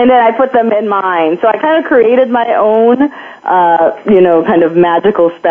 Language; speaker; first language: English; non-native, local second language; Filipino